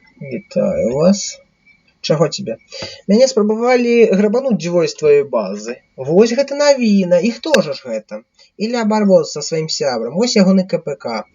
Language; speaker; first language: Belarusian; non-native, local second language; Russian